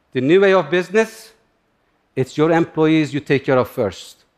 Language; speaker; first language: English; non-native, fluent; Turkish